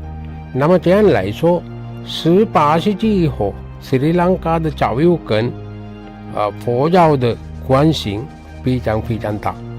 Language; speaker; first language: Chinese; non-native, learner; Sinhala